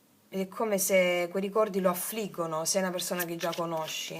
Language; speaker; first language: Italian; native; Italian